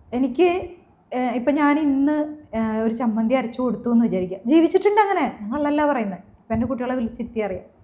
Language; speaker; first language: Malayalam; native; Malayalam